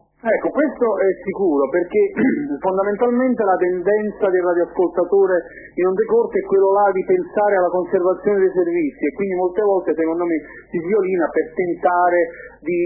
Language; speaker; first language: Italian; native; Italian